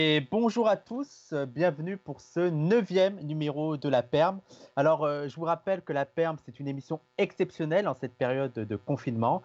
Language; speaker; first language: French; native; French